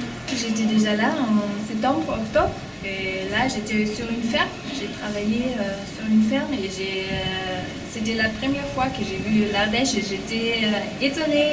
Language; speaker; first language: French; non-native, fluent; German